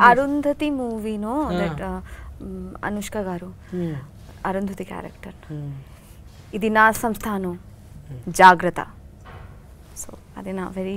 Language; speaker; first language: Telugu; non-native, learner; Bangla